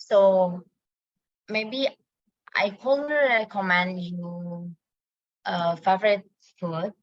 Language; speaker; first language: English; non-native, learner; Indonesian